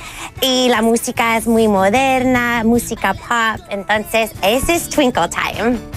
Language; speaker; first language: Spanish; early bilingual, heritage; English